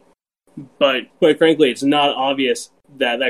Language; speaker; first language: English; native; English